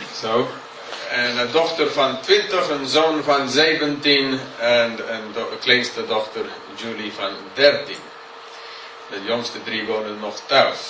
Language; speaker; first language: Dutch; non-native, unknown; English